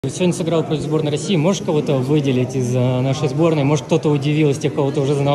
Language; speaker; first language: Russian; native; Russian